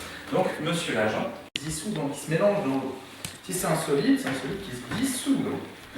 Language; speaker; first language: French; native; French